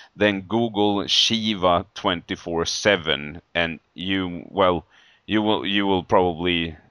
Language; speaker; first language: English; non-native, fluent; Swedish